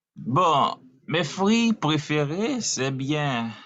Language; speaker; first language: French; non-native, learner; Haitian Creole